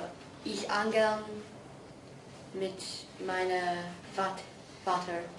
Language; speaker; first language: German; non-native, learner; English